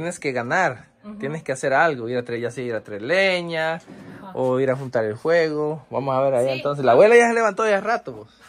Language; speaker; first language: Spanish; native; Spanish